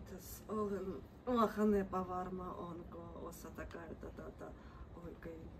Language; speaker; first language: Finnish; non-native, learner; Russian